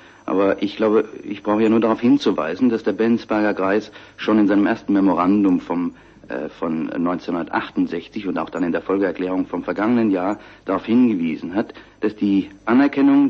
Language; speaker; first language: German; native; German